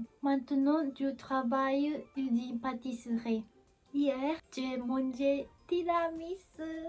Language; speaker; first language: French; non-native, learner; Japanese